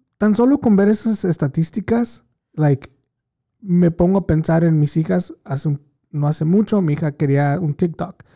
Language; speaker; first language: Spanish; early bilingual, heritage; Spanish